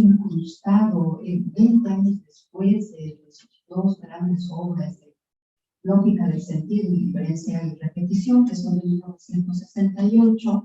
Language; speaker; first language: Spanish; native; Spanish